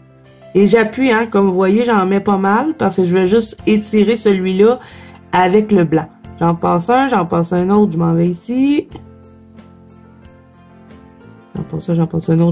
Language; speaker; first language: French; native; French